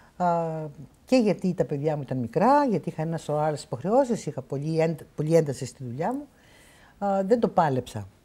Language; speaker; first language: Greek; native; Greek